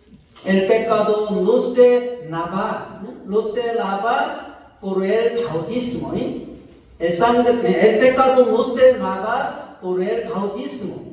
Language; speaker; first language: Spanish; non-native, fluent; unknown